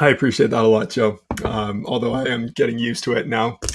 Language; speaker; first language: English; native; English